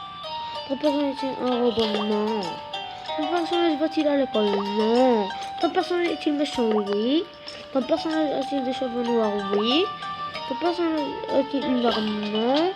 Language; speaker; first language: French; non-native, local second language; Arabic